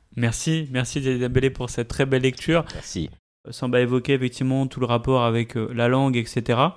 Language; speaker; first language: French; native; French